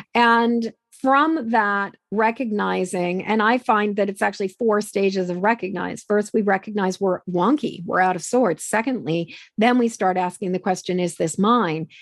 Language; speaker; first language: English; native; English